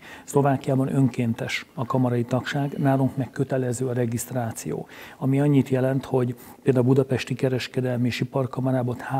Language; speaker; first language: Hungarian; native; Hungarian